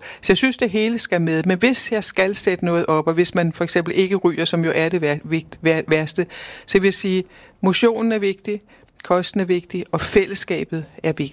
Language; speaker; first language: Danish; native; Danish